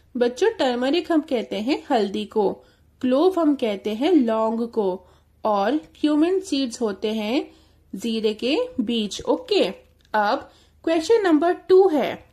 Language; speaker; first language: Hindi; native; Hindi